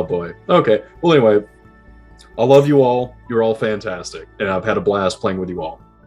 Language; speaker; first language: English; native; English